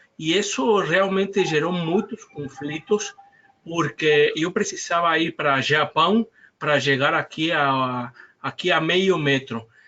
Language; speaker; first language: Portuguese; non-native, fluent; Spanish